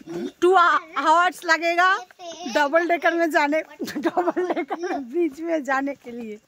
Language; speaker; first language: Hindi; non-native, local second language; Bangla